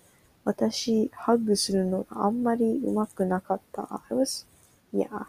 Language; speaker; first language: Japanese; non-native, learner; English